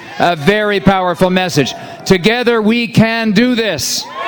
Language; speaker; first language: English; native; English